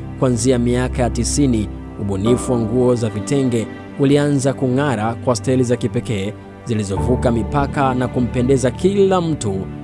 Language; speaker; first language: Swahili; native; Swahili